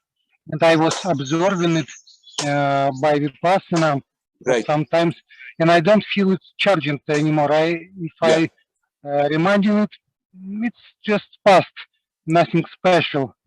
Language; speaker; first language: English; non-native, learner; Russian